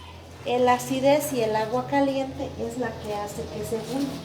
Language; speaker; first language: Spanish; native; Spanish